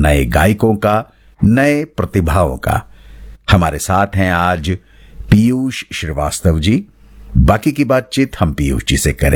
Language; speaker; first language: Hindi; native; Hindi